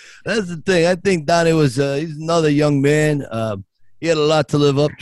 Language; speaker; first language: English; native; English